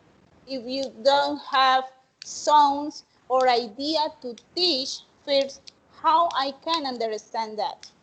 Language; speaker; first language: English; non-native, learner; Spanish